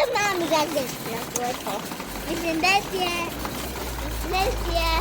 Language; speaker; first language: Albanian; early bilingual, heritage; Albanian